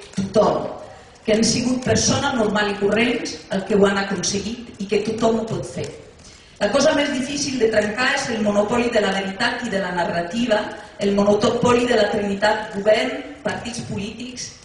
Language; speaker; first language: Catalan; non-native, fluent; Italian